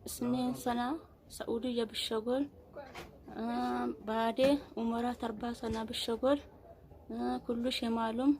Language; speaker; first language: Arabic; non-native, learner; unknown